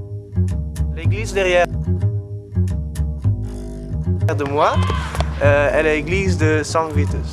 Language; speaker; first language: French; non-native, learner; Dutch